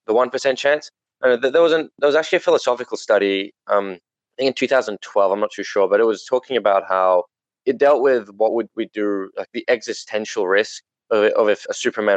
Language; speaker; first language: English; native; English